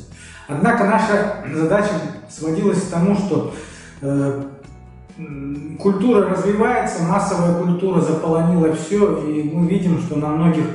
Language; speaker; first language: Russian; native; Russian